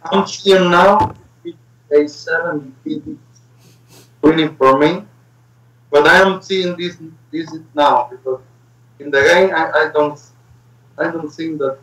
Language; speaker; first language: English; non-native, learner; Spanish